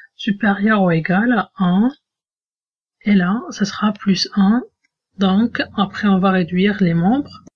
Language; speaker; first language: French; non-native, local second language; Arabic